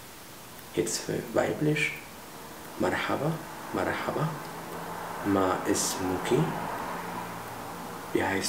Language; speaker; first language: German; non-native, fluent; Arabic